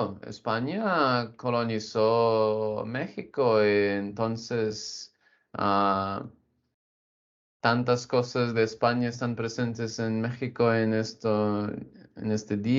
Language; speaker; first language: Spanish; non-native, learner; English